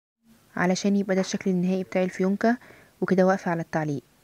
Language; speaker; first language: Arabic; native; Arabic